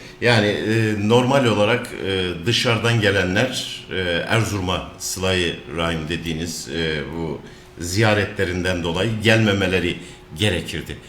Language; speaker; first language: Turkish; native; Turkish